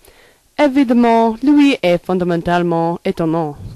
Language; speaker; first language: French; non-native, learner; English